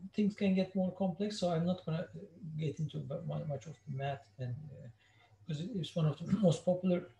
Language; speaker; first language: English; non-native, fluent; Turkish